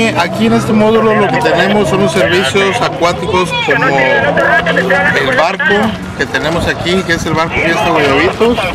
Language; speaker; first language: Spanish; native; Spanish